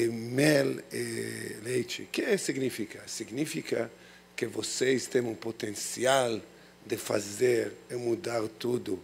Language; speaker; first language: Portuguese; non-native, learner; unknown